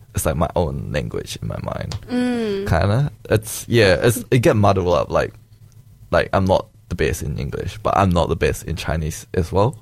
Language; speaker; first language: English; early bilingual, other home language; Chinese